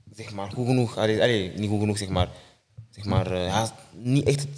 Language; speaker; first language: Dutch; native; Dutch